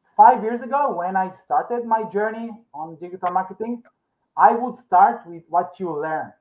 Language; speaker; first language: English; non-native, learner; Hebrew